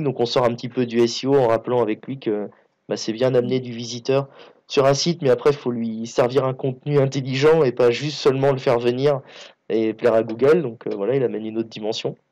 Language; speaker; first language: French; native; French